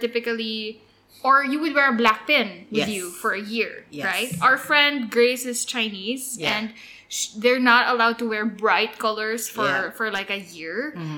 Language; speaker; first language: English; non-native, local second language; Filipino